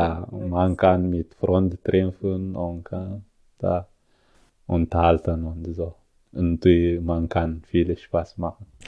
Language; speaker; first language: German; non-native, learner; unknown